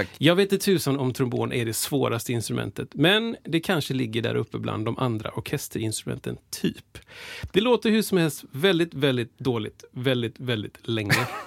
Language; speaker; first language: Swedish; early bilingual, other home language; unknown